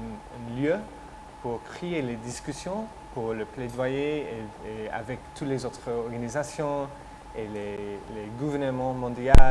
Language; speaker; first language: French; non-native, fluent; English